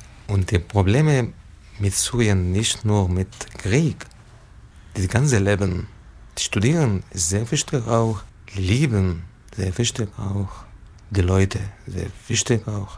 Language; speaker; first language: German; non-native, learner; Arabic